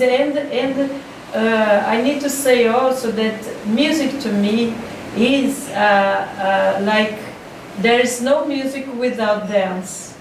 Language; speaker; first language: English; non-native, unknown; Portuguese